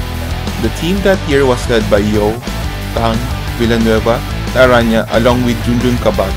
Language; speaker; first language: English; non-native, local second language; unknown